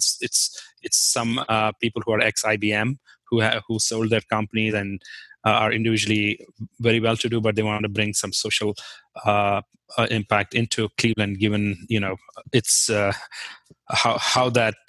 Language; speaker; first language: English; non-native, local second language; Kashmiri